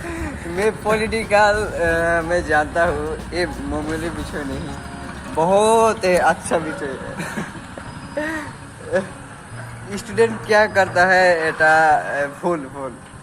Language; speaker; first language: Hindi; non-native, learner; Bangla